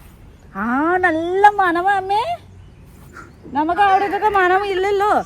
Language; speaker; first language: Malayalam; non-native, learner; Nepali